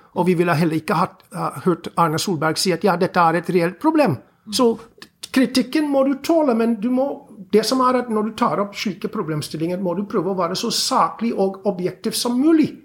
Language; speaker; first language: Norwegian; non-native, fluent; English